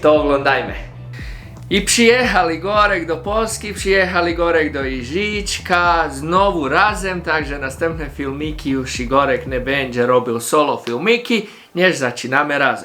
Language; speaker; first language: Polish; non-native, learner; Croatian